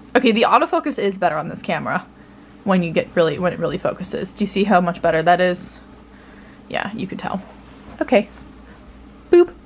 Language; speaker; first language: English; native; English